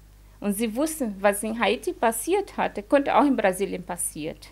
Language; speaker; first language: German; non-native, fluent; Portuguese